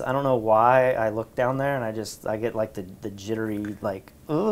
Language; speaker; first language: English; native; English